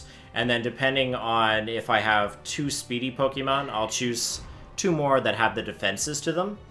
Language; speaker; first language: English; native; English